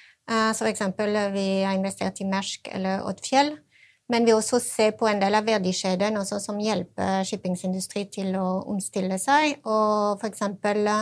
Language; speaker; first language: Norwegian; non-native, fluent; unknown